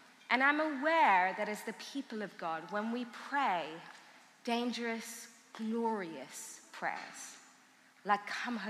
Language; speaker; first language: English; early bilingual, other home language; Armenian